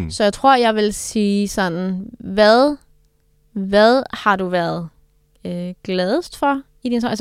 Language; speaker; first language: Danish; native; Danish